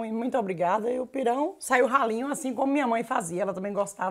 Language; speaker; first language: Portuguese; native; Portuguese